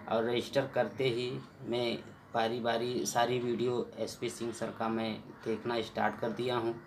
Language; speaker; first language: Hindi; native; Hindi